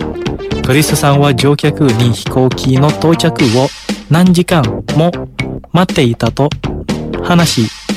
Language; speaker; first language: Japanese; non-native, fluent; Indonesian